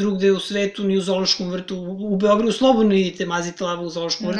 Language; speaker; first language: Serbian; native; Serbian